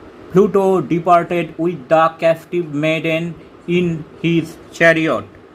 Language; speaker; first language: English; non-native, local second language; Bangla